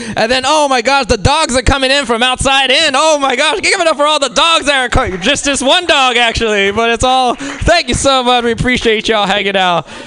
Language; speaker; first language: English; native; English